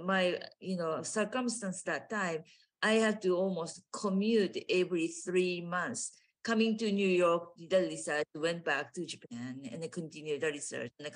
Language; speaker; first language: English; non-native, fluent; Japanese